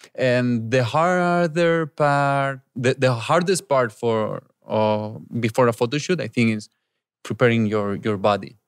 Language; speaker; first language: English; non-native, fluent; Spanish